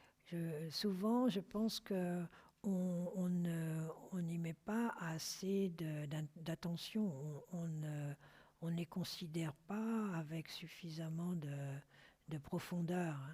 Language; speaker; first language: French; native; French